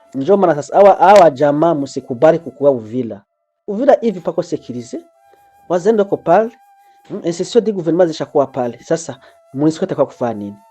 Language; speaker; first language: Swahili; non-native, local second language; Rundi